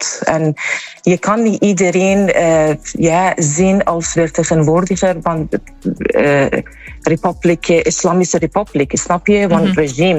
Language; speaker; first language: Dutch; non-native, fluent; Persian